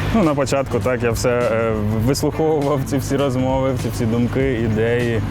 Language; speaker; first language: Ukrainian; native; Ukrainian